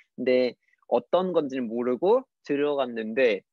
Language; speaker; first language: Korean; non-native, fluent; English